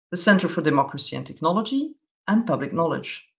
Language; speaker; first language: English; non-native, fluent; Dutch